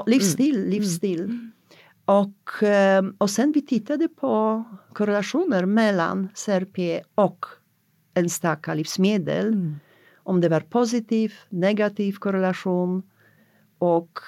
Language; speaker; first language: Swedish; non-native, fluent; Polish